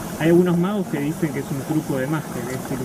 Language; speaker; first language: Spanish; native; Spanish